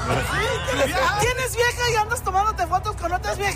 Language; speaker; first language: Spanish; early bilingual, heritage; Spanish